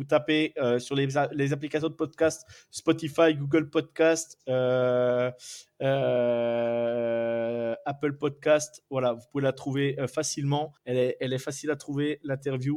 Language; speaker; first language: French; native; French